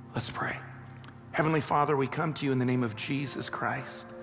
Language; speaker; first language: English; native; English